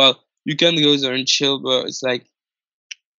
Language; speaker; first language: English; non-native, fluent; French